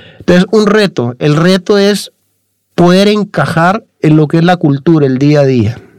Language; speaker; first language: Spanish; native; Spanish